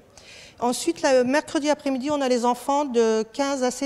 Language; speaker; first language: French; native; French